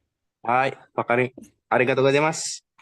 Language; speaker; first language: Japanese; non-native, learner; Indonesian